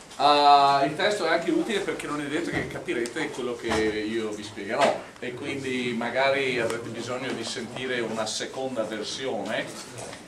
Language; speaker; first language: Italian; non-native, fluent; English